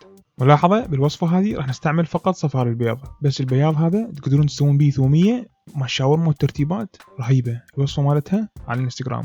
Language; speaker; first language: Arabic; native; Arabic